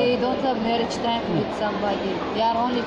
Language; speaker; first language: English; non-native, learner; Turkish